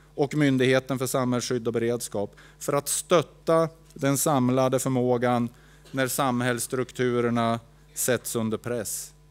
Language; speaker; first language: Swedish; native; Swedish